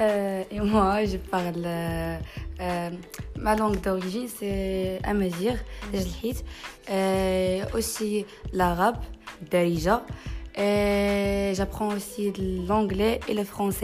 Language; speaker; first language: French; non-native, learner; Tachelhit